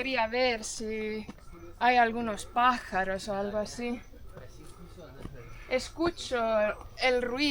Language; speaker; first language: Spanish; non-native, fluent; Portuguese